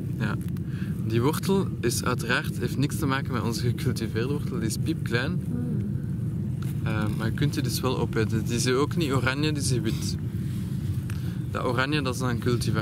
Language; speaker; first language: Dutch; native; Dutch